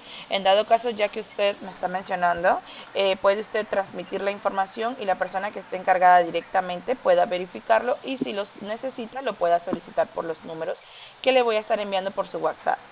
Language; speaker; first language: Spanish; native; Spanish